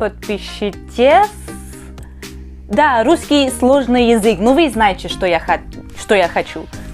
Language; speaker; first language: Russian; non-native, learner; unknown